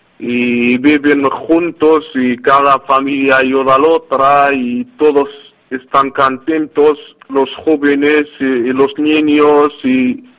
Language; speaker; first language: Spanish; non-native, learner; Arabic